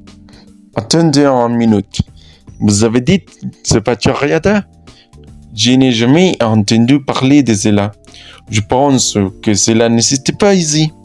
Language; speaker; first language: French; non-native, learner; Spanish